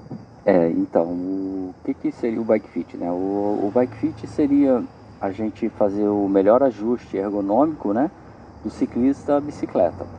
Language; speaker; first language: Portuguese; native; Portuguese